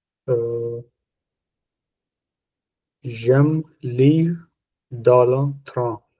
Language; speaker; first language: French; non-native, learner; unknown